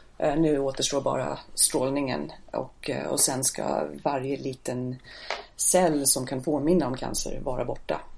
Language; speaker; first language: Swedish; non-native, fluent; English